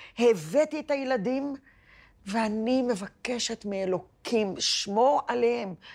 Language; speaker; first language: Hebrew; early bilingual, other home language; Arabic